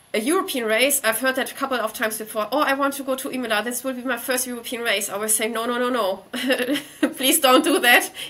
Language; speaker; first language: English; non-native, fluent; German